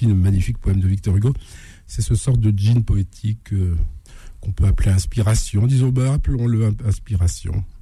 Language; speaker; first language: French; native; French